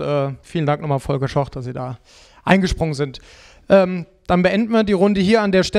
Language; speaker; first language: German; native; German